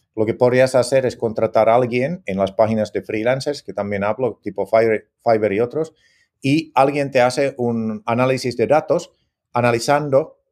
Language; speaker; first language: Spanish; non-native, fluent; Finnish